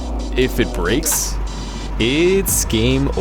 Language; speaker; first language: English; native; English